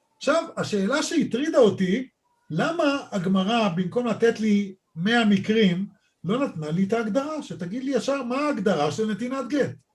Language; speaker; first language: Hebrew; native; Hebrew